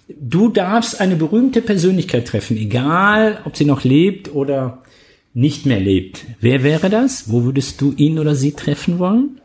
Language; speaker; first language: German; native; German